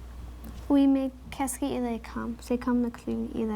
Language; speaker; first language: French; non-native, local second language; English